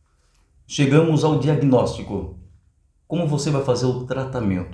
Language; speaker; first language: Portuguese; native; Portuguese